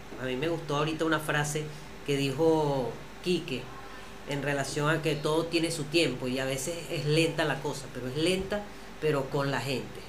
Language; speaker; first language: Spanish; native; Spanish